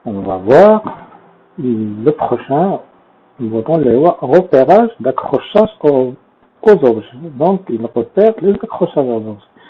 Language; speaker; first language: French; non-native, local second language; Arabic